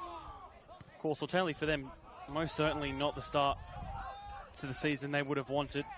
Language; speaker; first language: English; native; English